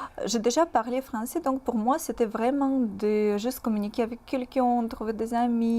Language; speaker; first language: French; non-native, fluent; Russian